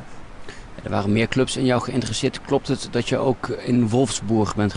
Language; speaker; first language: Dutch; native; Dutch